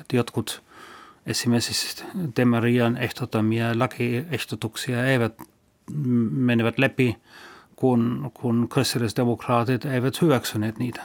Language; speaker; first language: Finnish; non-native, fluent; German